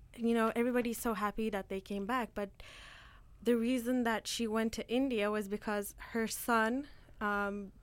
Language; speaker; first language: English; non-native, fluent; Turkish